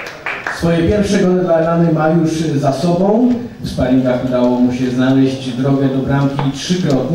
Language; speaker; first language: Polish; native; Polish